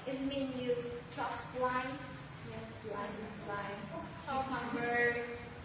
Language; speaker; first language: English; non-native, fluent; Vietnamese